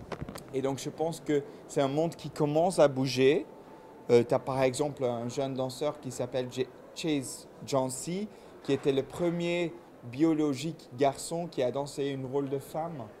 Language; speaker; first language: French; non-native, local second language; Dutch